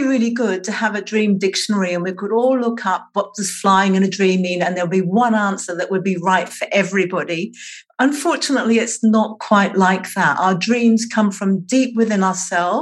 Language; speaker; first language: English; native; English